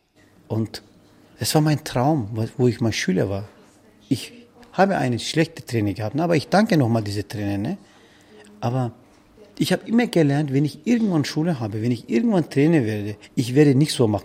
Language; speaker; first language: German; non-native, fluent; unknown